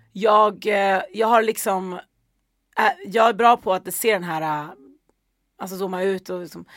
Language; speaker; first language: Swedish; early bilingual, other home language; Persian